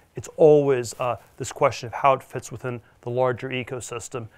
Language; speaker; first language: English; native; English